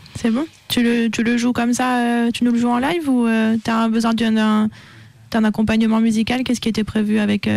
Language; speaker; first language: French; native; French